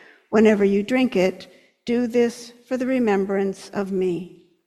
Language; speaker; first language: English; native; English